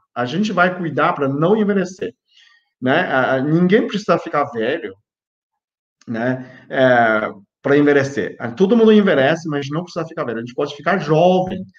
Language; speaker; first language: Portuguese; non-native, fluent; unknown